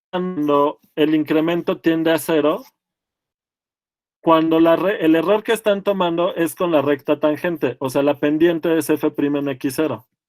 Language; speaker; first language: Spanish; native; Spanish